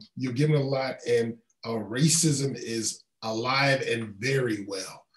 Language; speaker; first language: English; native; English